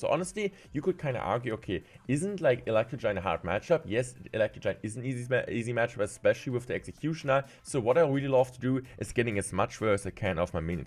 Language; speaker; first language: English; non-native, fluent; German